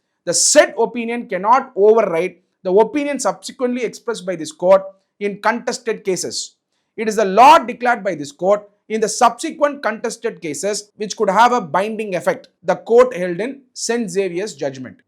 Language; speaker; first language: English; non-native, local second language; Tamil